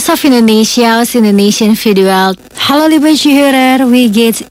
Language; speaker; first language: German; non-native, fluent; Indonesian